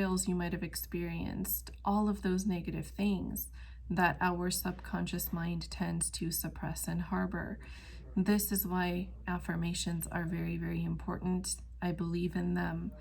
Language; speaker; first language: English; native; English